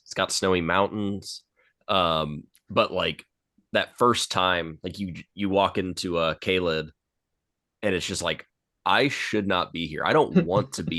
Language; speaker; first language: English; native; English